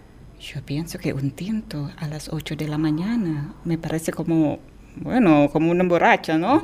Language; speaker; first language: Spanish; non-native, fluent; Indonesian